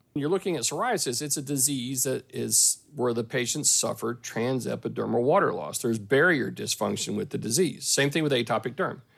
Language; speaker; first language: English; native; English